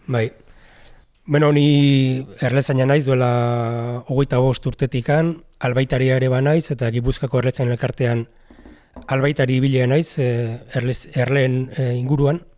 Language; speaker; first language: Basque; native; Basque